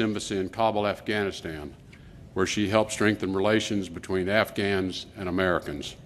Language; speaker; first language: English; native; English